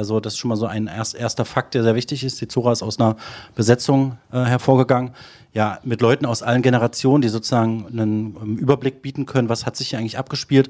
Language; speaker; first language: German; native; German